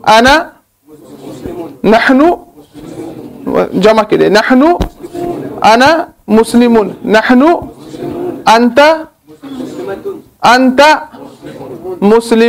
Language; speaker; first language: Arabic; non-native, fluent; Urdu